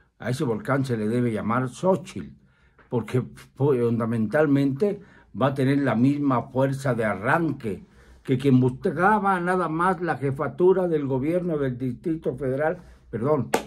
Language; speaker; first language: Spanish; native; Spanish